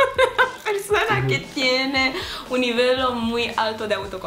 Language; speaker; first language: Spanish; non-native, fluent; Romanian